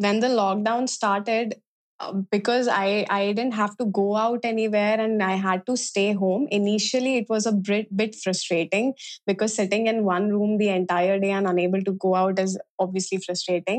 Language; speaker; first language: English; non-native, local second language; Hindi